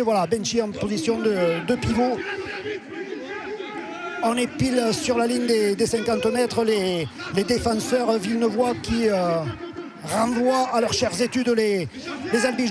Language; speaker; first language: French; native; French